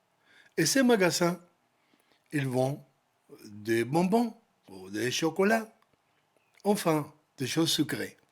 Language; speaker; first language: French; non-native, learner; Spanish